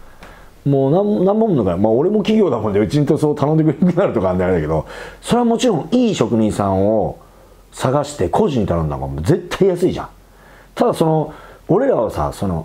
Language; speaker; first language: Japanese; native; Japanese